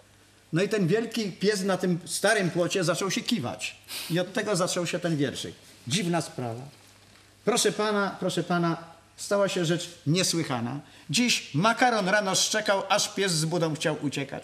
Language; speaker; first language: Polish; native; Polish